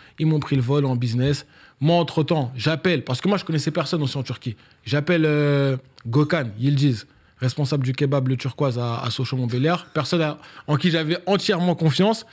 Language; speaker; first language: French; native; French